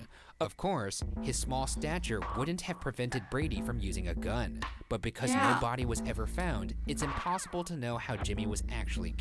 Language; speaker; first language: English; native; English